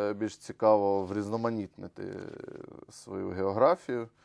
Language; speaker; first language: Ukrainian; native; Ukrainian